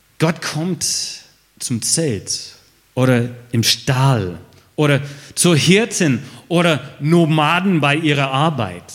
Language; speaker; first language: German; non-native, fluent; English